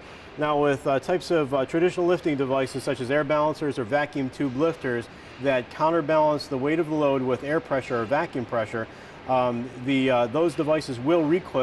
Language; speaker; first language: English; native; English